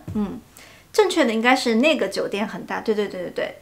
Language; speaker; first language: Chinese; native; Chinese